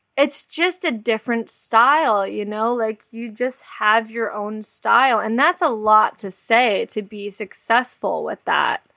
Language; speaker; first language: English; native; English